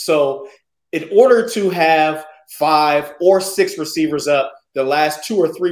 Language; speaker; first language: English; native; English